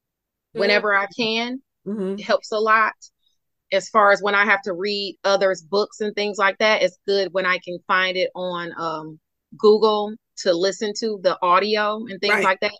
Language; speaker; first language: English; native; English